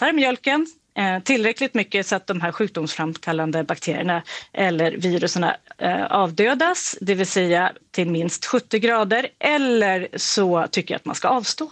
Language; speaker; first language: Swedish; native; Swedish